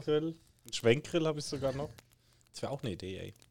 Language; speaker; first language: German; native; German